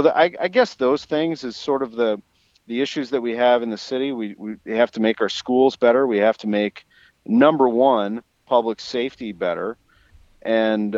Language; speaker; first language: English; native; English